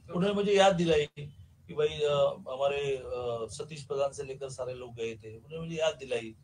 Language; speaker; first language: Hindi; non-native, local second language; Marathi